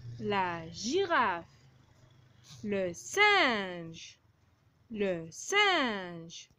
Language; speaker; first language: French; non-native, local second language; Arabic